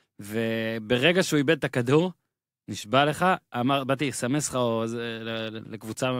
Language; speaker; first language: Hebrew; native; Hebrew